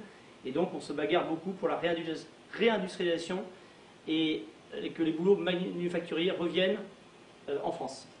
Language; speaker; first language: French; native; French